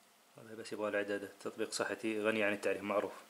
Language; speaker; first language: Arabic; native; Arabic